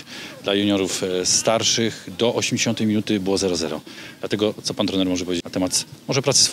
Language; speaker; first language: Polish; native; Polish